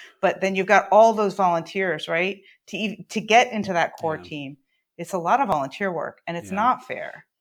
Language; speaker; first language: English; native; English